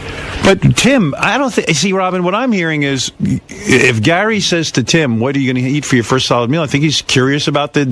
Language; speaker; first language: English; native; English